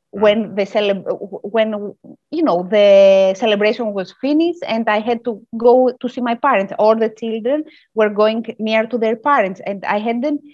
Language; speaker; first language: English; non-native, fluent; Greek